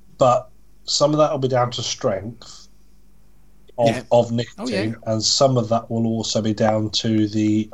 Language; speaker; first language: English; native; English